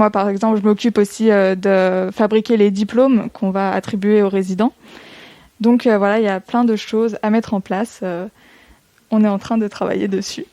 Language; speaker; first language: French; native; French